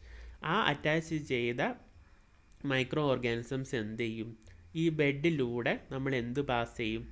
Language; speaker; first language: Malayalam; native; Malayalam